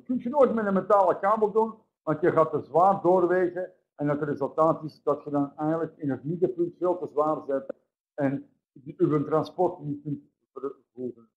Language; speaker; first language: Dutch; native; Dutch